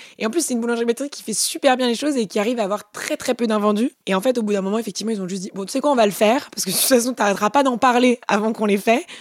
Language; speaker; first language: French; native; French